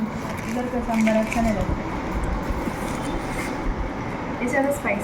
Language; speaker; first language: Hindi; non-native, local second language; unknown